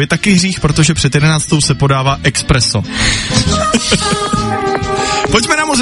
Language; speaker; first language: Czech; native; Czech